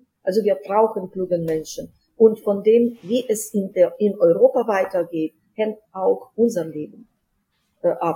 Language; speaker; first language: German; non-native, fluent; Ukrainian